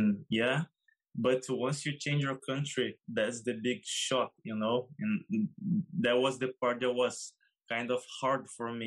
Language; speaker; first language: English; non-native, fluent; Portuguese